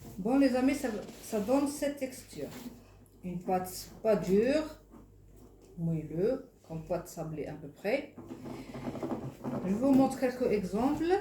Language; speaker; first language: French; non-native, fluent; Arabic